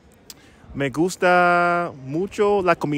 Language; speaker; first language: Spanish; non-native, learner; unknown